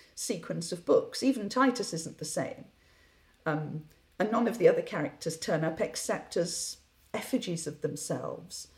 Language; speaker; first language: English; native; English